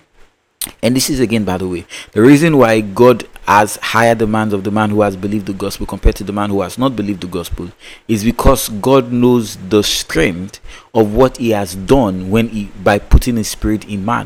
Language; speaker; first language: English; non-native, local second language; Yoruba